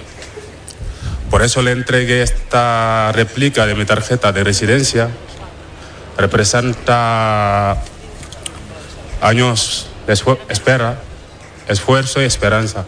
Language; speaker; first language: Spanish; non-native, fluent; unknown